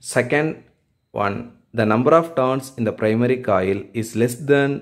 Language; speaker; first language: English; non-native, local second language; Tamil